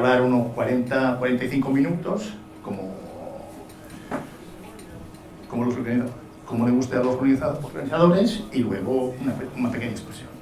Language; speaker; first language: Spanish; non-native, fluent; Italian